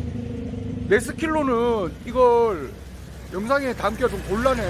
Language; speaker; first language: Korean; native; Korean